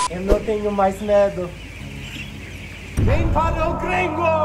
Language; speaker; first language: Portuguese; non-native, learner; English